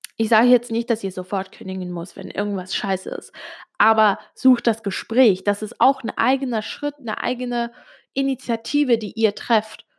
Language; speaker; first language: German; early bilingual, other home language; Italian